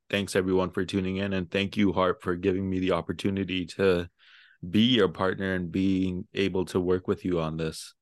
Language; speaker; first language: English; early bilingual, other home language; Punjabi